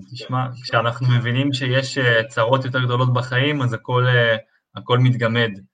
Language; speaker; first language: Hebrew; early bilingual, other home language; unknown